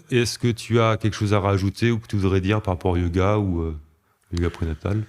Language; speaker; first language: French; native; French